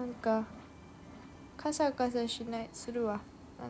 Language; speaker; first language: Japanese; non-native, fluent; Korean